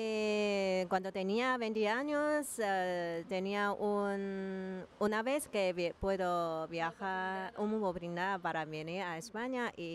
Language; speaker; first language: Spanish; non-native, learner; Chinese